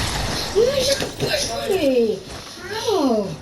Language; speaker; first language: French; native; French